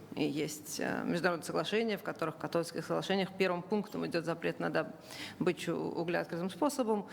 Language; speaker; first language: Russian; native; Russian